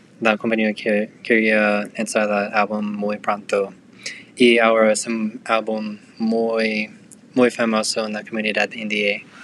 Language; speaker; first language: Spanish; non-native, learner; English